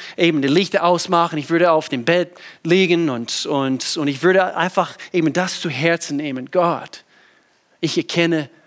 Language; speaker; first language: German; non-native, fluent; English